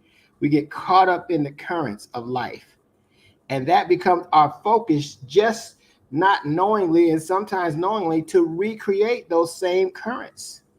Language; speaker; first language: English; native; English